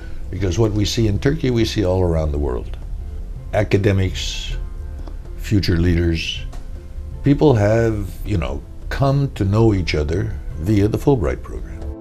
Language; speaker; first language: English; native; English